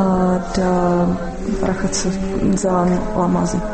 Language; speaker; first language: Georgian; non-native, fluent; Czech